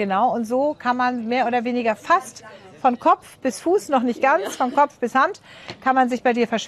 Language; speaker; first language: German; native; German